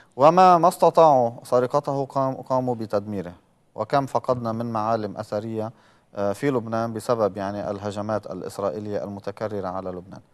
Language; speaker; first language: Arabic; native; Arabic